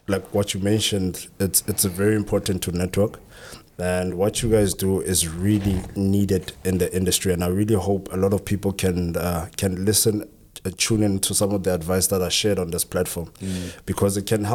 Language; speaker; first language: English; non-native, local second language; Southern Sotho